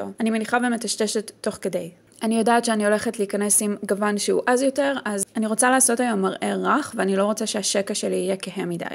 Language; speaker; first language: Hebrew; native; Hebrew